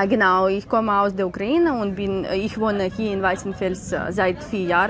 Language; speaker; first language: German; non-native, learner; Ukrainian